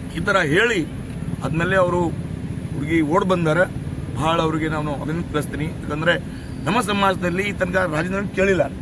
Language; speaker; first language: Kannada; non-native, local second language; Lambadi